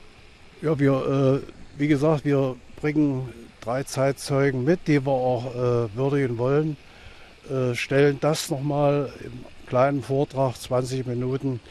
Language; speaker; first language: German; native; German